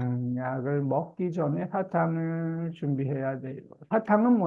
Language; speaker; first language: Korean; native; Korean